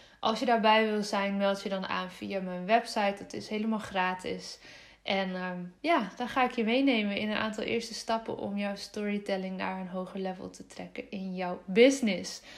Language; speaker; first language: Dutch; native; Dutch